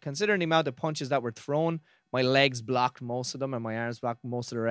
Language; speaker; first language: English; native; English